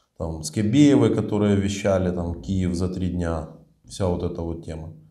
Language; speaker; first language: Russian; native; Russian